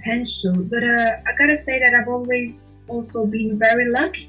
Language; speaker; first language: English; non-native, fluent; Italian